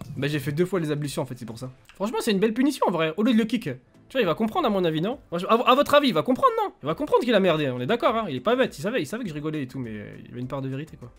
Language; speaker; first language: French; native; French